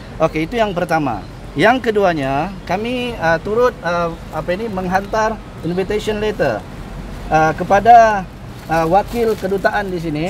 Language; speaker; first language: Malay; native; Malay